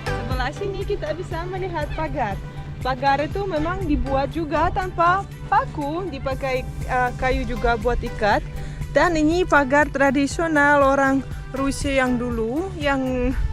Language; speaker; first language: Indonesian; non-native, fluent; Russian